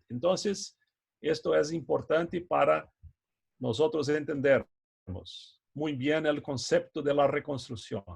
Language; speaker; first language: Spanish; non-native, fluent; Portuguese